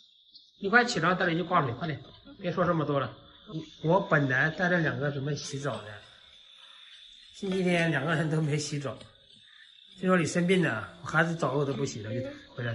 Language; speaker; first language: Chinese; native; Chinese